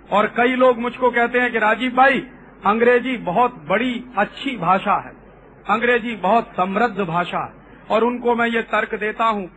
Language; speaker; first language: Hindi; native; Hindi